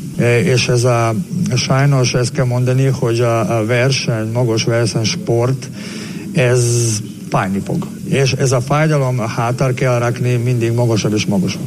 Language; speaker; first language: Hungarian; non-native, learner; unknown